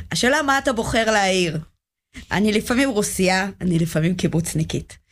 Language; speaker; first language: Hebrew; early bilingual, other home language; Russian